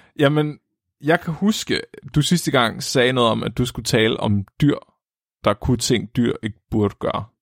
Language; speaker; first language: Danish; native; Danish